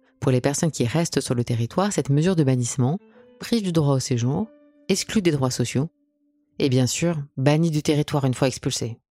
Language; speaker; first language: French; native; French